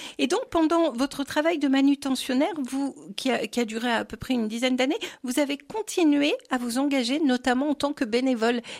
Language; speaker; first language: French; native; French